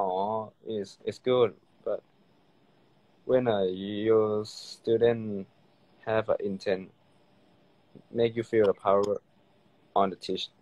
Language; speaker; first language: English; non-native, learner; Thai